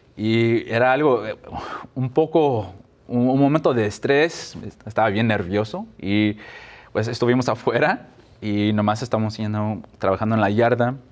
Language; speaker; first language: Spanish; early bilingual, heritage; Spanish